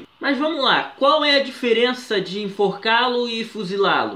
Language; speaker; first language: Portuguese; native; Portuguese